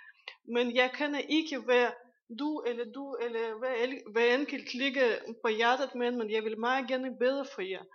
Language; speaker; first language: Danish; non-native, fluent; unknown